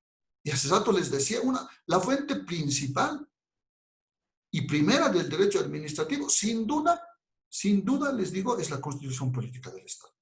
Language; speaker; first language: Spanish; native; Spanish